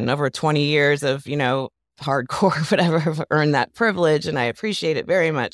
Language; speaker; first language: English; native; English